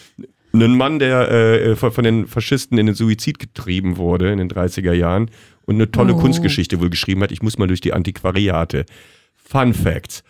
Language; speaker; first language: German; native; German